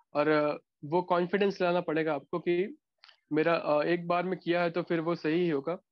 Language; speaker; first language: Hindi; non-native, local second language; Gujarati